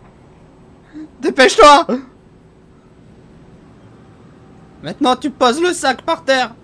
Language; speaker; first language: French; native; French